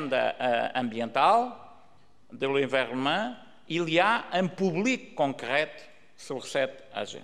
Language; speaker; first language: French; non-native, learner; Portuguese